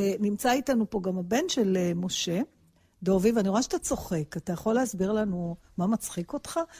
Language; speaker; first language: Hebrew; native; Hebrew